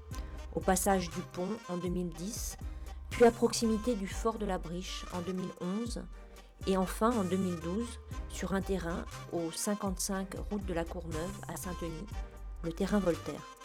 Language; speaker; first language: French; native; French